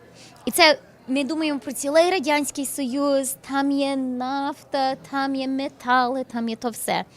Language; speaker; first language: Ukrainian; early bilingual, heritage; English